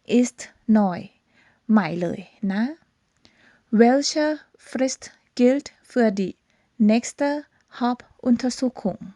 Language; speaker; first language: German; non-native, fluent; Thai